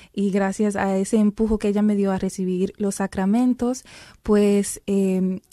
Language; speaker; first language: Spanish; early bilingual, heritage; Spanish